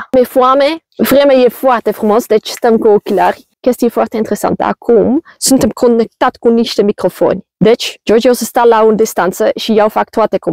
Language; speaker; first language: Romanian; non-native, learner; Dutch